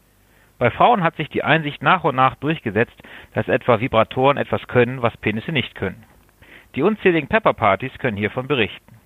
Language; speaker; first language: German; native; German